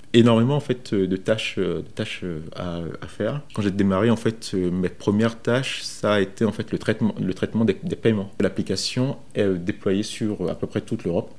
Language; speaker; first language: French; non-native, local second language; Fon